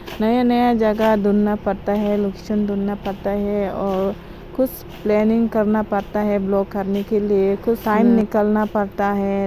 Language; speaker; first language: Hindi; non-native, local second language; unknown